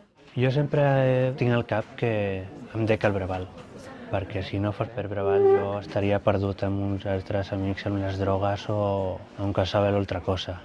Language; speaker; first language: Catalan; early bilingual, other home language; Filipino